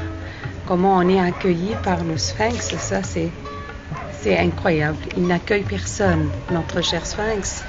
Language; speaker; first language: French; non-native, fluent; Arabic